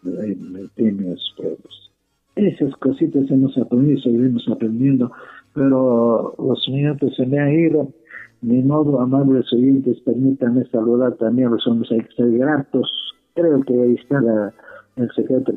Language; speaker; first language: Spanish; non-native, local second language; Quechua